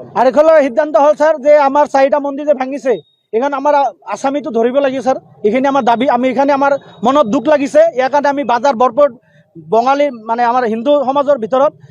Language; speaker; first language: Assamese; non-native, local second language; Bangla